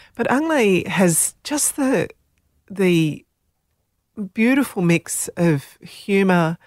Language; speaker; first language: English; non-native, local second language; Slovenian